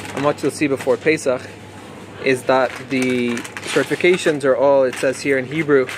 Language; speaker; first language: English; native; English